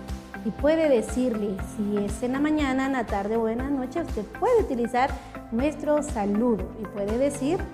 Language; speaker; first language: Spanish; non-native, local second language; Kʼicheʼ